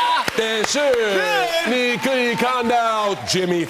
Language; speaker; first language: Chinese; non-native, learner; English